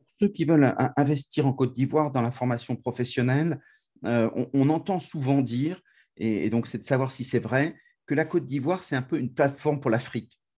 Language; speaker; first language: French; native; French